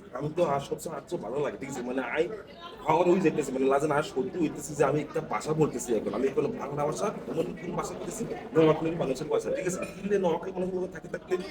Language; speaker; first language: Bangla; non-native, fluent; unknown